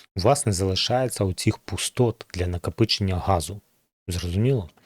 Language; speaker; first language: Ukrainian; native; Ukrainian